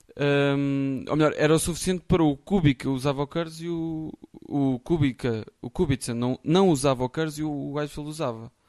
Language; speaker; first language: Portuguese; native; Portuguese